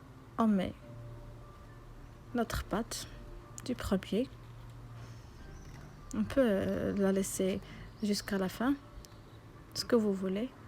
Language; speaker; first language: French; non-native, local second language; Arabic